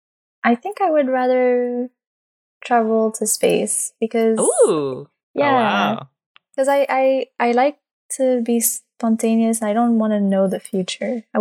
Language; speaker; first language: English; non-native, fluent; French